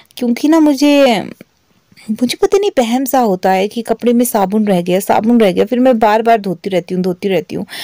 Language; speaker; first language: Hindi; native; Hindi